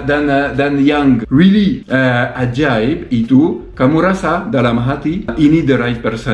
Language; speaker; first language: Indonesian; non-native, learner; French